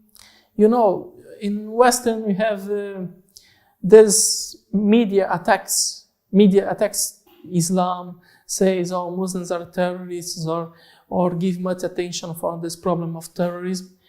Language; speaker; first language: English; non-native, learner; Portuguese